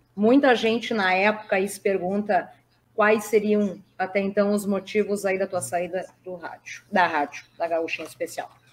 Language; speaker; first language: Portuguese; native; Portuguese